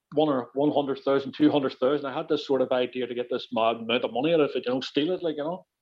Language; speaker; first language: English; native; English